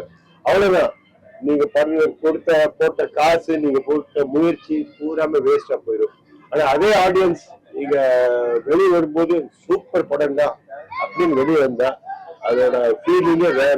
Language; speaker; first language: Tamil; non-native, local second language; Punjabi